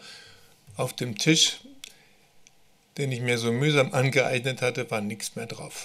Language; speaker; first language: German; native; German